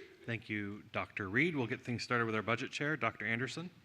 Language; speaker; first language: English; native; English